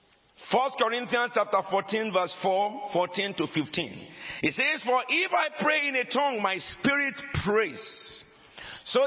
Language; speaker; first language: English; non-native, local second language; Akan